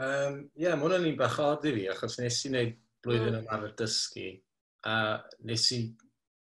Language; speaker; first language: Welsh; native; Welsh